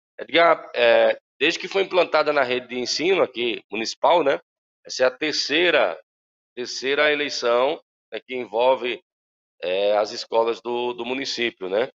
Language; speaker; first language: Portuguese; native; Portuguese